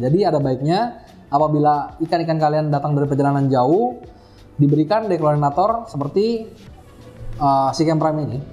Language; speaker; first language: Indonesian; native; Indonesian